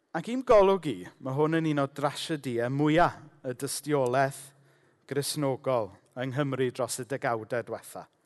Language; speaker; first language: Welsh; native; Welsh